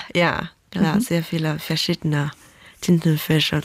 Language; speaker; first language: German; non-native, fluent; Chinese